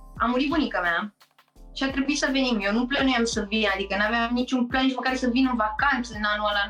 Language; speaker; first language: Romanian; early bilingual, heritage; Romanian